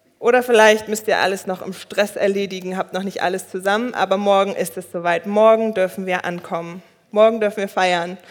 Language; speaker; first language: German; early bilingual, other home language; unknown